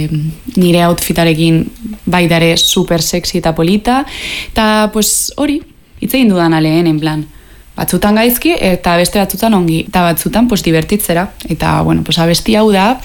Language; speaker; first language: Basque; non-native, local second language; Spanish